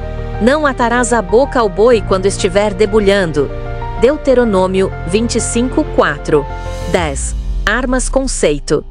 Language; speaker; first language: Portuguese; native; Portuguese